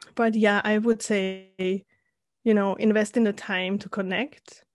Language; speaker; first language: English; non-native, fluent; German